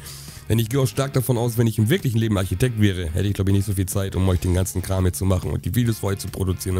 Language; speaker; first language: German; native; German